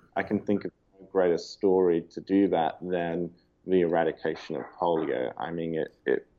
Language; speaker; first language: English; native; English